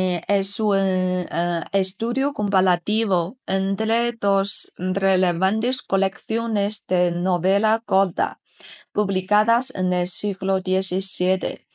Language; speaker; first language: Spanish; non-native, fluent; Chinese